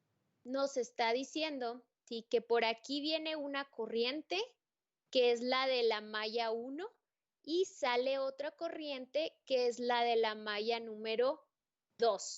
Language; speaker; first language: Spanish; native; Spanish